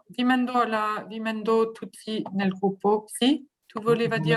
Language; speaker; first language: Italian; non-native, fluent; French